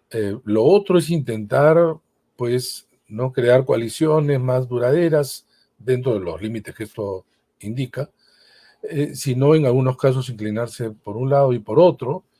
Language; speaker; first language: Spanish; native; Spanish